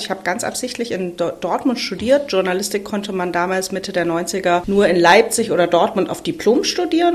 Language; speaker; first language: German; native; German